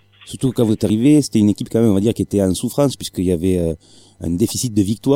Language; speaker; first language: French; native; French